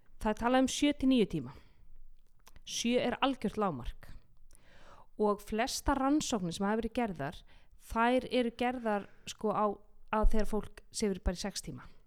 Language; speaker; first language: Icelandic; native; Icelandic